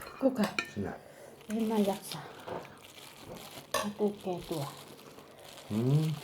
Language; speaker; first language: Finnish; non-native, learner; Thai